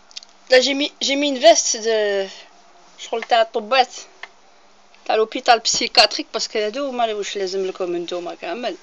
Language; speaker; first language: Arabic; native; Arabic